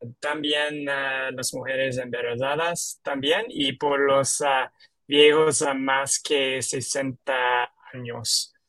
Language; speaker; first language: Spanish; non-native, learner; English